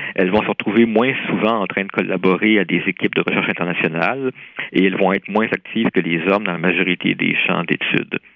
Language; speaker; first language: French; native; French